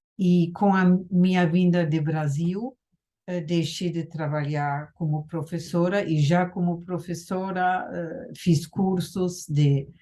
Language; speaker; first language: Portuguese; non-native, fluent; German